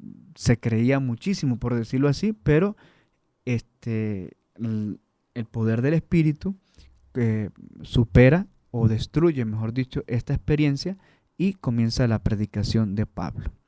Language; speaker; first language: Spanish; native; Spanish